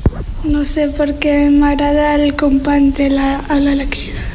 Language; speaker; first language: Catalan; non-native, learner; Urdu